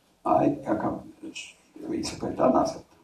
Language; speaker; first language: Swedish; non-native, fluent; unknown